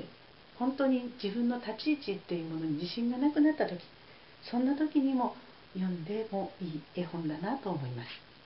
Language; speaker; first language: Japanese; native; Japanese